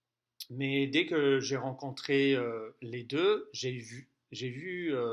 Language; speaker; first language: French; non-native, fluent; English